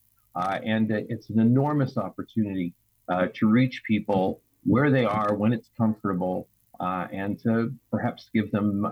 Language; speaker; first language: English; native; English